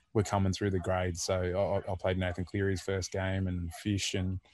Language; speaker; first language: English; native; English